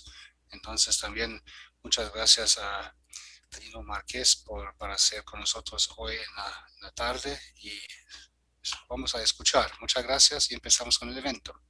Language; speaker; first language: Spanish; non-native, fluent; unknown